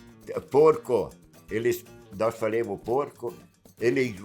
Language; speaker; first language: Portuguese; non-native, local second language; Italian